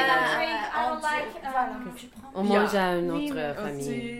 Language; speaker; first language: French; non-native, local second language; Dutch